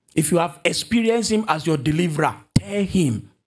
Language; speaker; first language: English; non-native, local second language; Yoruba